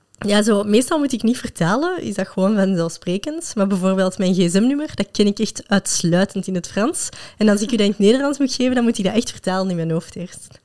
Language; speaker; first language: Dutch; non-native, local second language; French